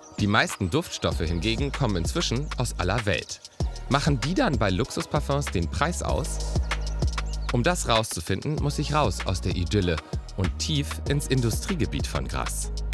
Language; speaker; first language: German; native; German